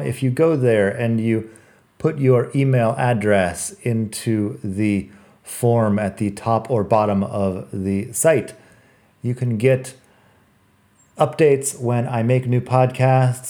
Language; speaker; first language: English; native; English